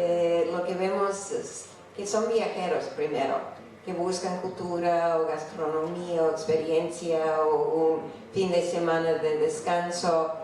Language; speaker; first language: Spanish; non-native, fluent; English